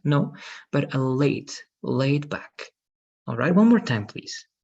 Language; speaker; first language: English; non-native, fluent; Spanish